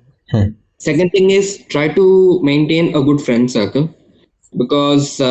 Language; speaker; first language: English; non-native, local second language; Telugu